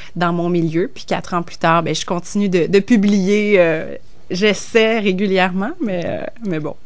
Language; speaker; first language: French; native; French